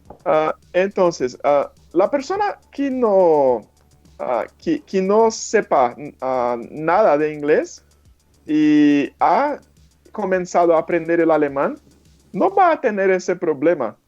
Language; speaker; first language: Spanish; non-native, fluent; Portuguese